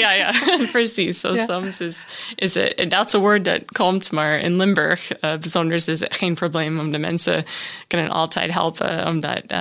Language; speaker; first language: Dutch; non-native, learner; English